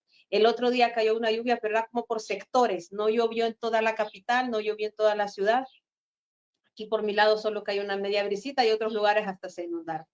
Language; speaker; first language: Spanish; native; Spanish